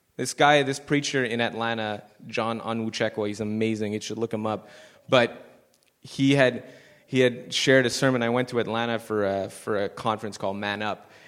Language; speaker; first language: English; native; English